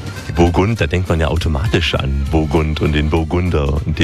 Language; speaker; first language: German; native; German